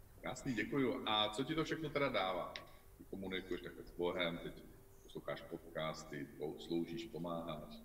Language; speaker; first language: Czech; native; Czech